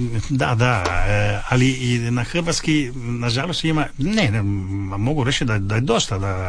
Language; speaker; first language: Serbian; non-native, fluent; Italian